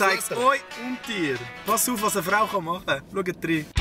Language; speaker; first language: German; native; German